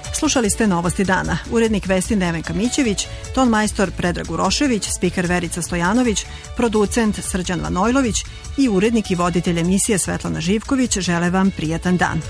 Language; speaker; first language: Croatian; native; Croatian